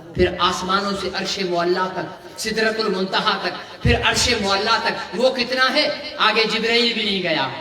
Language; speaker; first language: Urdu; non-native, local second language; Sindhi